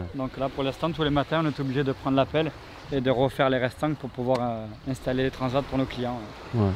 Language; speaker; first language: French; native; French